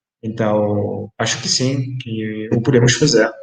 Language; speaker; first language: Portuguese; non-native, fluent; Italian